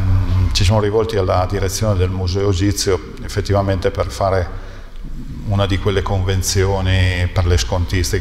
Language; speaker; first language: Italian; native; Italian